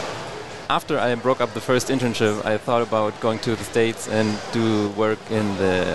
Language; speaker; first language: English; non-native, fluent; German